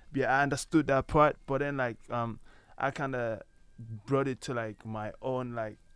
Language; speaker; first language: English; non-native, local second language; Nyanja